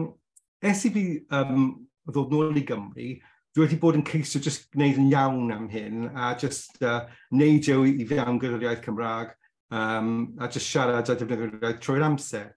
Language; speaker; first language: Welsh; non-native, local second language; English